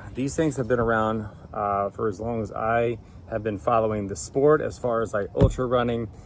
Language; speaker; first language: English; native; English